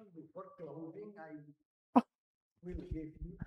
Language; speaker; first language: English; non-native, fluent; Catalan